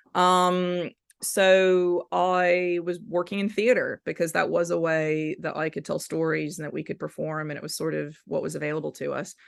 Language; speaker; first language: English; native; English